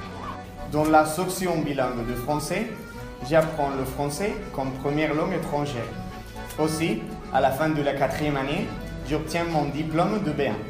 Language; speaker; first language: French; non-native, learner; Spanish